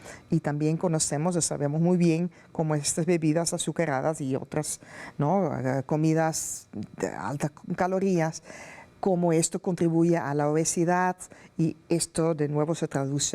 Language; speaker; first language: Spanish; non-native, fluent; Dutch